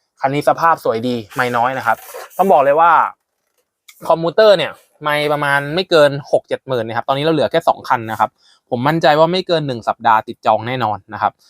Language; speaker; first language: Thai; native; Thai